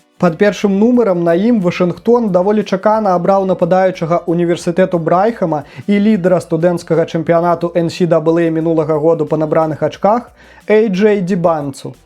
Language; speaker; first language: Belarusian; native; Belarusian